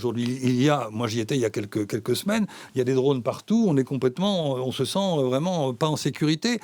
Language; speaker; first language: French; native; French